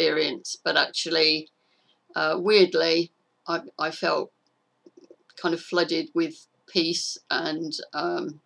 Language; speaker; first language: English; native; English